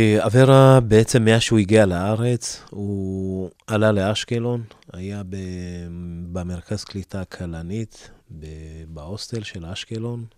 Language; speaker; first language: Hebrew; early bilingual, other home language; Amharic